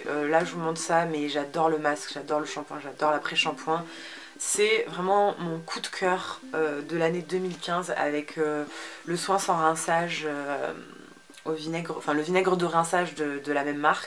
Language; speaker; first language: French; native; French